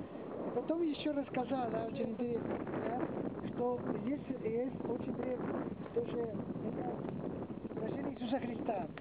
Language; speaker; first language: Russian; non-native, learner; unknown